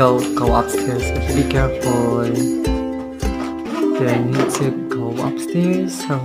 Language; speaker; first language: English; non-native, learner; Filipino